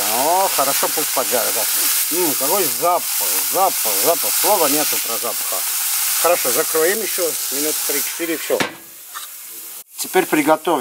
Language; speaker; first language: Russian; non-native, local second language; Armenian